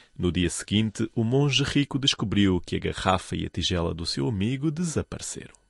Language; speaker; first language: Portuguese; non-native, fluent; Chinese